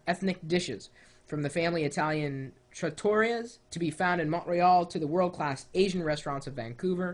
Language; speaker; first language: English; native; English